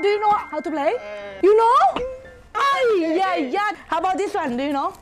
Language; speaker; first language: English; non-native, learner; Thai